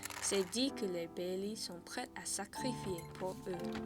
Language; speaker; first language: French; non-native, fluent; English